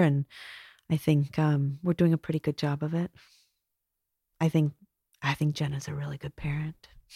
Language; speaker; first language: English; native; English